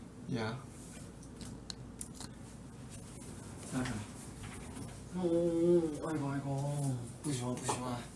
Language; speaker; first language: Chinese; early bilingual, heritage; English